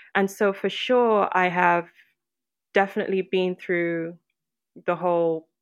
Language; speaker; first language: English; non-native, local second language; Yoruba